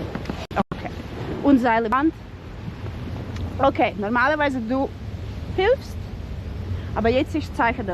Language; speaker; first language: German; non-native, learner; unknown